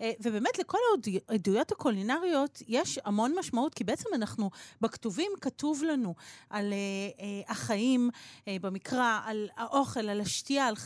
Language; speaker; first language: Hebrew; native; Hebrew